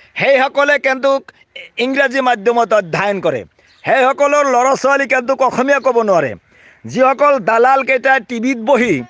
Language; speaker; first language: Assamese; non-native, local second language; Bangla